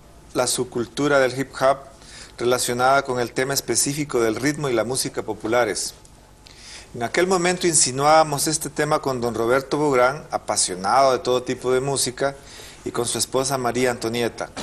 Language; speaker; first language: Spanish; native; Spanish